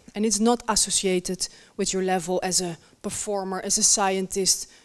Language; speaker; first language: English; non-native, fluent; Dutch